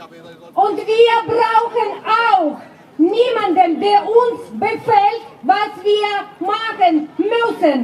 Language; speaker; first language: German; non-native, fluent; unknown